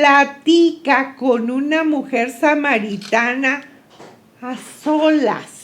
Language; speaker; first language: Spanish; native; Spanish